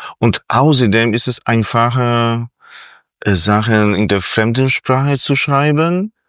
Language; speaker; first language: German; non-native, fluent; Polish